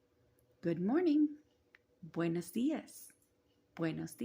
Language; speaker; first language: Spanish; non-native, learner; English